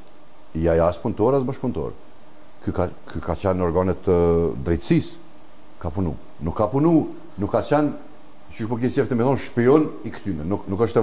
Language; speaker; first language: Albanian; native; Albanian